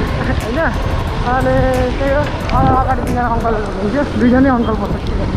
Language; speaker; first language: Nepali; native; Nepali